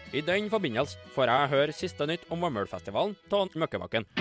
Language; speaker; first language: Norwegian; native; Norwegian